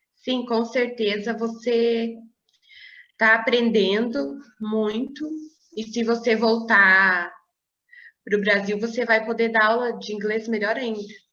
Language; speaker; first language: Portuguese; native; Portuguese